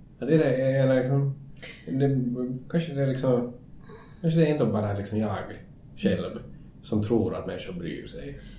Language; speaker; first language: Swedish; native; Swedish